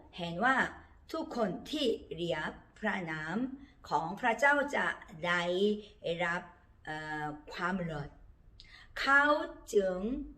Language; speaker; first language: Thai; non-native, learner; Korean